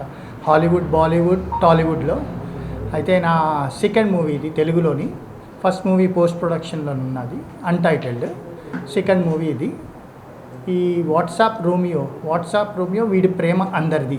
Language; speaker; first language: Telugu; native; Telugu